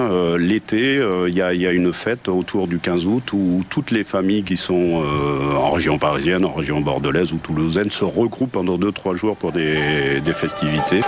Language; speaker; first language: French; native; French